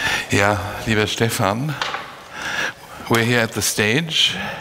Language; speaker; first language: English; non-native, fluent; German